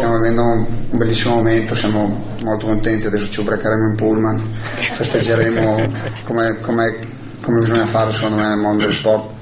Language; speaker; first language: Italian; native; Italian